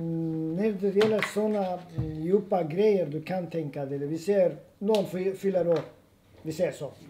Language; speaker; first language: Swedish; non-native, fluent; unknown